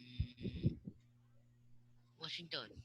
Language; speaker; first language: English; non-native, learner; Vietnamese